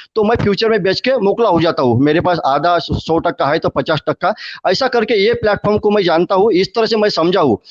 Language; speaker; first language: Hindi; non-native, local second language; Marathi